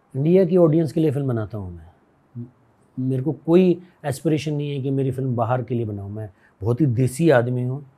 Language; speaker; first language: Hindi; native; Hindi